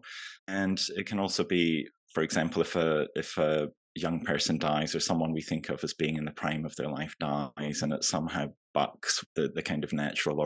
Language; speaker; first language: English; native; English